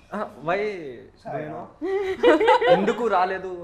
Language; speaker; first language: Telugu; native; Telugu